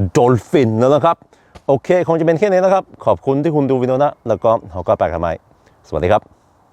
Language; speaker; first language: Thai; non-native, fluent; Norwegian